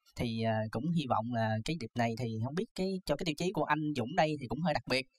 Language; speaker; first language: Vietnamese; native; Vietnamese